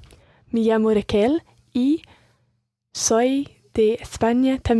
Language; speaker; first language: Spanish; non-native, learner; English